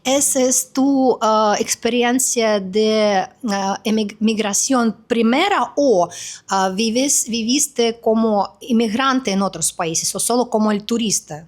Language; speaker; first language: Spanish; non-native, fluent; Russian